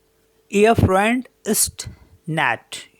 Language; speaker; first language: German; non-native, fluent; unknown